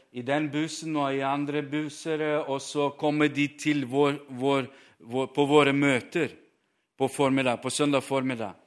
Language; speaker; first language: Norwegian; non-native, fluent; Ukrainian